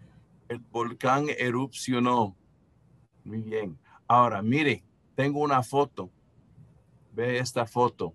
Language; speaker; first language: Spanish; non-native, fluent; English